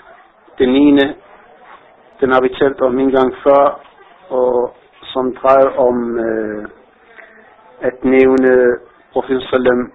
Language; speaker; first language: Danish; non-native, fluent; Arabic